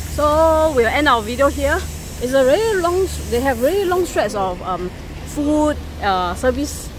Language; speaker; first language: English; non-native, local second language; Chinese